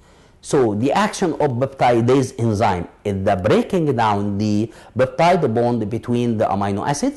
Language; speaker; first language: English; non-native, local second language; Arabic